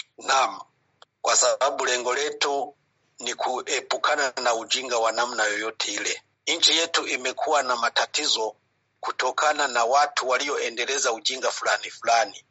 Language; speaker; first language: Swahili; non-native, local second language; Rundi